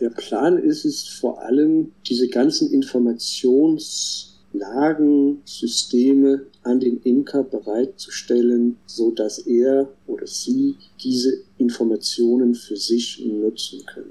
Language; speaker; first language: German; non-native, fluent; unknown